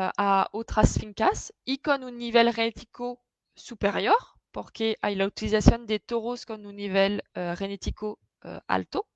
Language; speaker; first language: Spanish; non-native, fluent; French